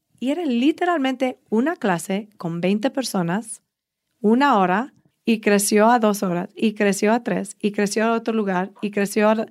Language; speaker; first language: Spanish; early bilingual, heritage; Spanish